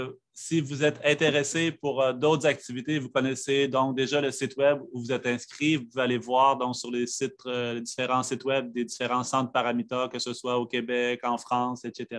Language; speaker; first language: French; native; French